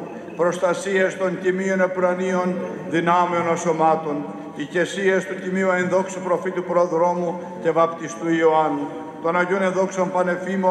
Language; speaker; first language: Greek; native; Greek